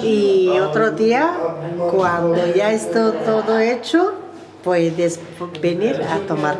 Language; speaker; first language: Spanish; non-native, fluent; Bulgarian